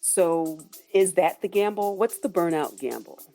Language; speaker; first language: English; native; English